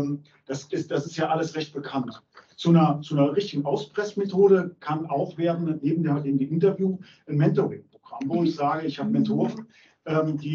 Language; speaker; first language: German; native; German